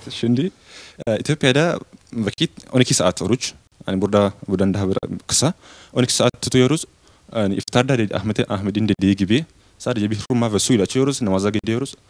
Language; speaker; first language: Turkish; non-native, fluent; Oromo